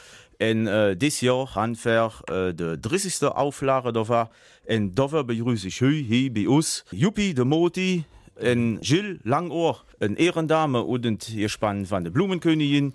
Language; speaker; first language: German; native; German